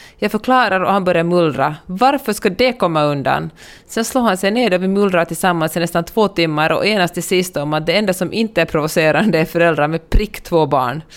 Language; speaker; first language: Swedish; native; Swedish